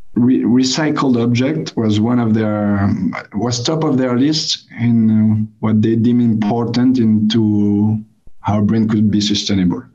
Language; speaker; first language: English; non-native, fluent; French